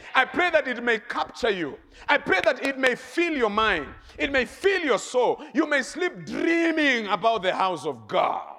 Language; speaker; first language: English; non-native, local second language; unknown